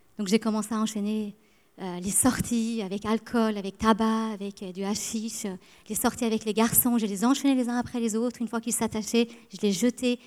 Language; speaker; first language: French; early bilingual, other home language; Persian